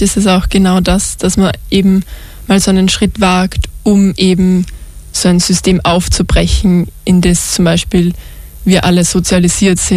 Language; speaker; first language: German; native; German